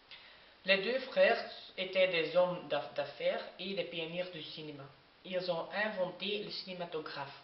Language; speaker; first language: French; non-native, learner; Dutch